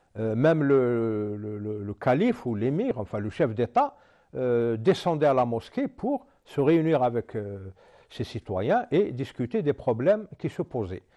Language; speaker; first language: French; non-native, local second language; Arabic